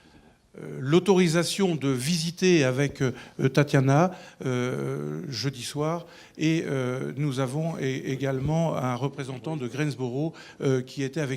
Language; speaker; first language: French; native; French